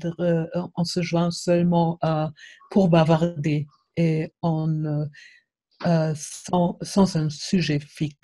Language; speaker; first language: French; non-native, fluent; German